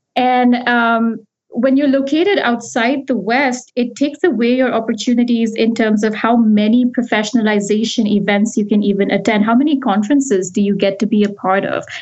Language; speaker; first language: English; non-native, local second language; Hindi